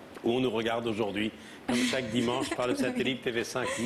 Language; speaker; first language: French; native; French